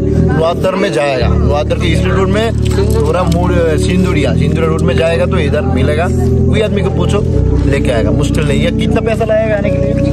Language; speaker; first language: Hindi; non-native, learner; Bangla